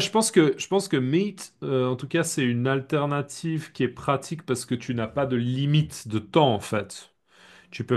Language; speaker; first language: French; native; French